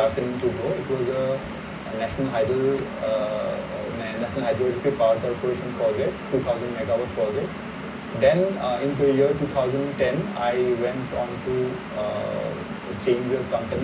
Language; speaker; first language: English; non-native, local second language; Assamese